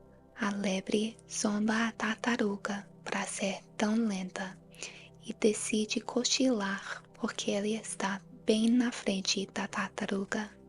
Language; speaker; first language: Portuguese; non-native, fluent; English